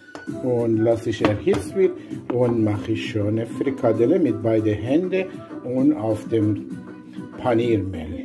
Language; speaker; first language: German; non-native, learner; Persian